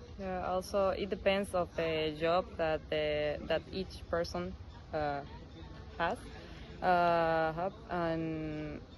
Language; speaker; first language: English; non-native, fluent; Spanish